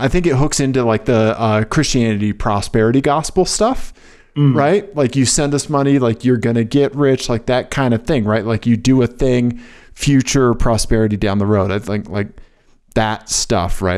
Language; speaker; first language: English; native; English